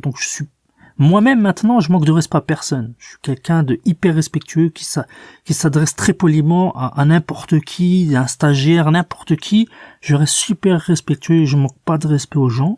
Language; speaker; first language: French; native; French